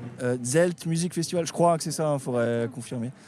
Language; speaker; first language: French; native; French